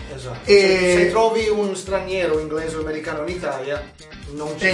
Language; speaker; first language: Italian; non-native, fluent; English